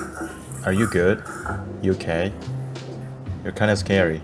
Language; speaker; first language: English; non-native, local second language; Indonesian